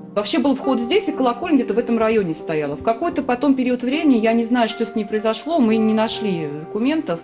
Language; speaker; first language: Russian; native; Russian